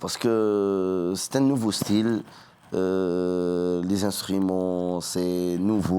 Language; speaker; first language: French; non-native, learner; Arabic